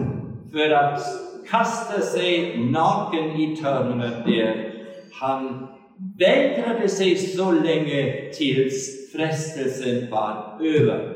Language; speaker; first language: Swedish; non-native, fluent; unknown